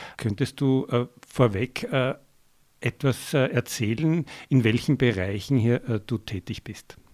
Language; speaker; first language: German; native; German